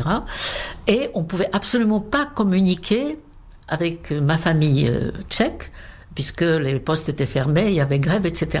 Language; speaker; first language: French; non-native, fluent; Czech